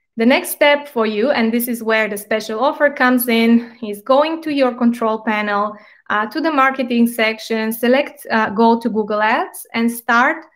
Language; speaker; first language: English; non-native, fluent; Bulgarian